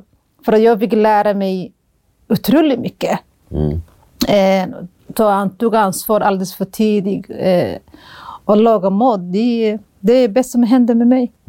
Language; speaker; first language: Swedish; non-native, fluent; Somali